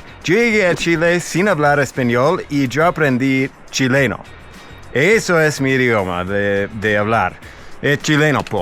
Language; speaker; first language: Spanish; non-native, fluent; English